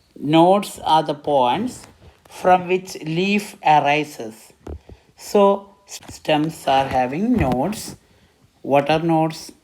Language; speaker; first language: English; non-native, local second language; Malayalam